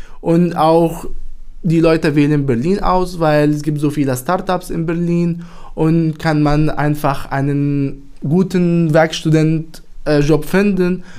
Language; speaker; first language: German; non-native, fluent; Arabic